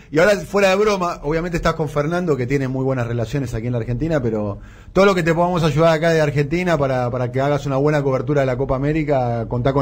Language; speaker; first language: Spanish; native; Spanish